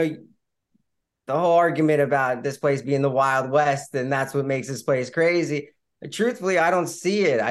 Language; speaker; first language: English; native; English